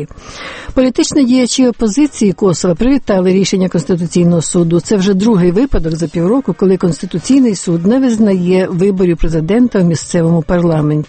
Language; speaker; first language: Ukrainian; native; Ukrainian